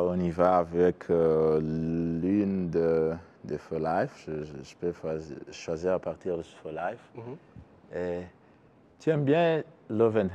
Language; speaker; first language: French; non-native, learner; Kinyarwanda